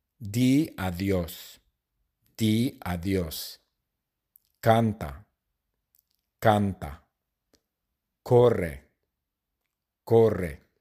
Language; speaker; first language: Spanish; non-native, fluent; English